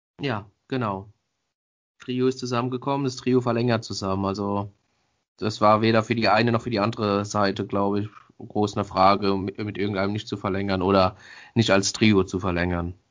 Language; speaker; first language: German; native; German